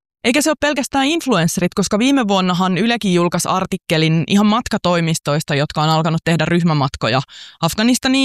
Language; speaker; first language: Finnish; native; Finnish